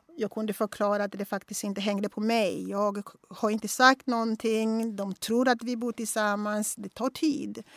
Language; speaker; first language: Swedish; non-native, fluent; Kongo